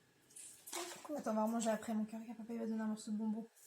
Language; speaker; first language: French; native; French